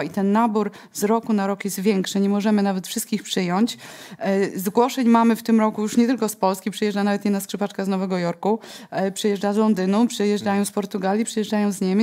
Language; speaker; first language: Polish; native; Polish